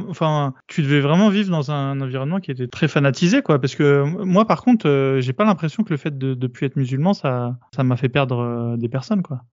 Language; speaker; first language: French; native; French